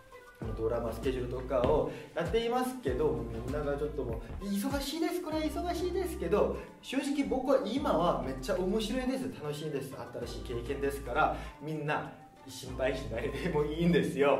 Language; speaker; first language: Japanese; non-native, fluent; Korean